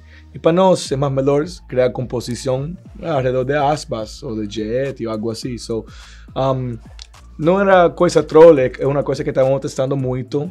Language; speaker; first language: Portuguese; non-native, learner; Spanish